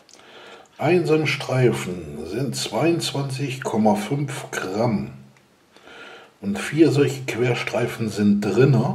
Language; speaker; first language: German; native; German